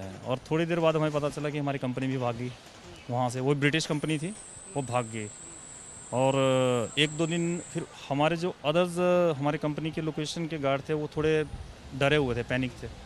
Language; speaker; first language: Hindi; native; Hindi